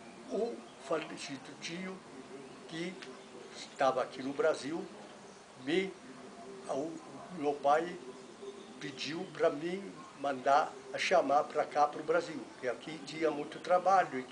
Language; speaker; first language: Portuguese; non-native, fluent; Italian